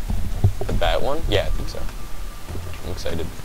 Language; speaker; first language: English; native; English